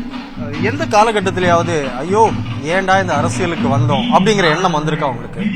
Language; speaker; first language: Tamil; native; Tamil